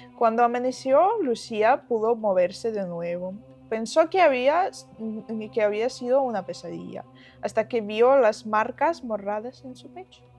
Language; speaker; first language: Spanish; non-native, fluent; Ukrainian